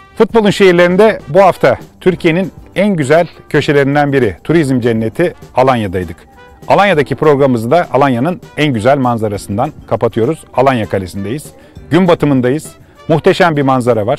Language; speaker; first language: Turkish; native; Turkish